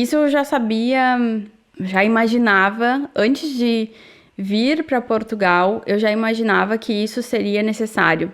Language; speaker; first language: Portuguese; native; Portuguese